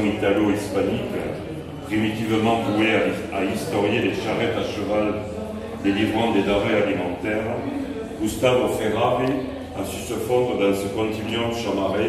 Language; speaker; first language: French; native; French